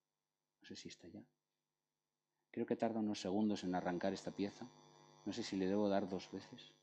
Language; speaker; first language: Spanish; native; Spanish